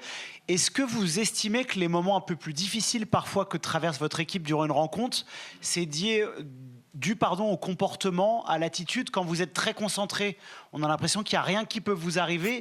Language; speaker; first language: French; native; French